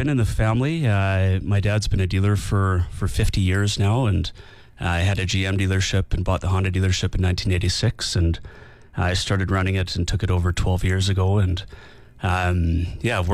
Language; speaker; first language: English; native; English